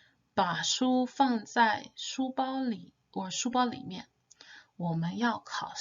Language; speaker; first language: Chinese; non-native, fluent; English